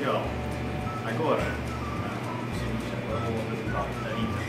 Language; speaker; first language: Portuguese; non-native, fluent; English